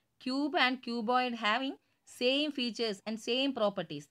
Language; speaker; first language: English; non-native, local second language; Tamil